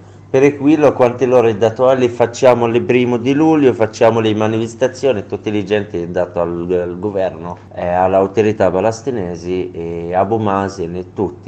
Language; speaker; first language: Italian; non-native, learner; Arabic